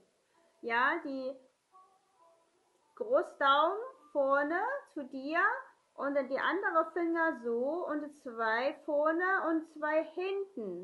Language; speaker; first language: German; non-native, learner; Chinese